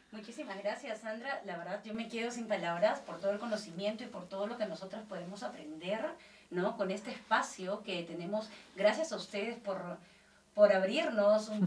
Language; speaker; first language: Spanish; native; Spanish